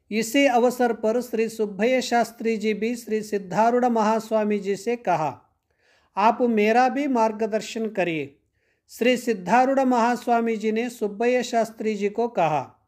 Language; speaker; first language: Hindi; non-native, local second language; Kannada